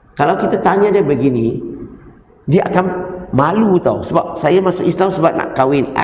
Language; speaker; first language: Malay; non-native, local second language; Chinese